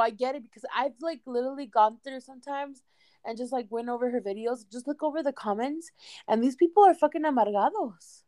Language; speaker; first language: English; early bilingual, other home language; Spanish